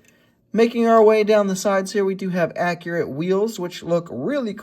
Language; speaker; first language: English; native; English